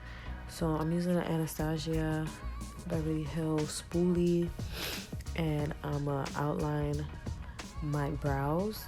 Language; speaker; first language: English; native; English